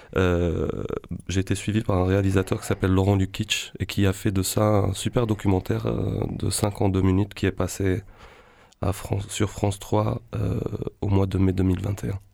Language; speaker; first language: French; non-native, local second language; Arabic